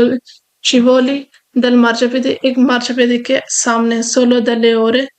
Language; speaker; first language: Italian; non-native, fluent; Urdu